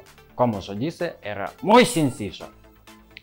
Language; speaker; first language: Spanish; non-native, learner; Russian